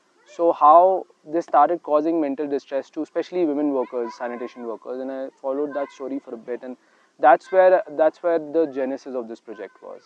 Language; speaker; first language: English; non-native, local second language; Hindi